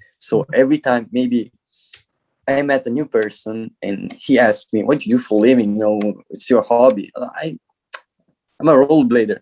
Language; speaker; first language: English; non-native, learner; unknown